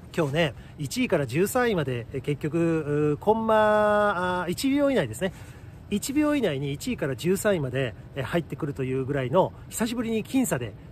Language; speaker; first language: Japanese; native; Japanese